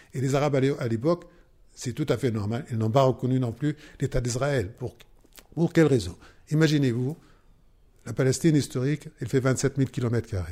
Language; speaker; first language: French; non-native, fluent; Arabic